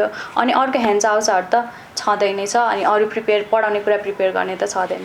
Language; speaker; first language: Nepali; native; Nepali